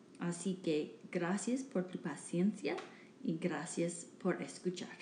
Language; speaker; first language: Spanish; non-native, learner; English